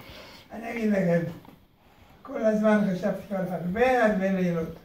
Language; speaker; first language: Hebrew; early bilingual, other home language; Hungarian